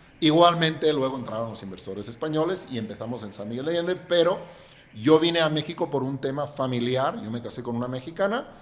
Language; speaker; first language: Spanish; non-native, local second language; Catalan